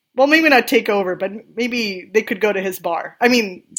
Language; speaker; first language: English; non-native, fluent; Swedish